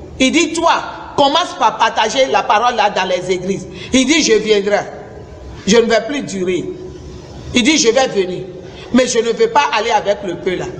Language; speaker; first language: French; non-native, local second language; Susu